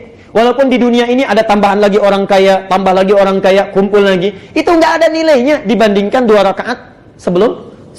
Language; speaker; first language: Indonesian; native; Indonesian